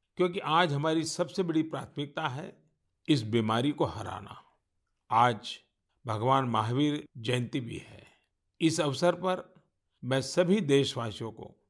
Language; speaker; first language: Hindi; non-native, local second language; Gujarati